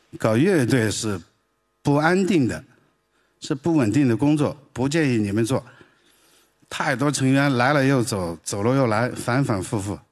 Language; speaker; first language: Chinese; native; Chinese